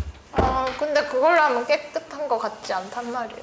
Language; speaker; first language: Korean; native; Korean